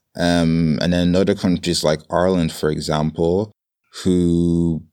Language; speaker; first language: English; native; English